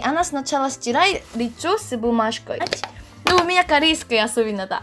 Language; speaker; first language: Russian; non-native, learner; Korean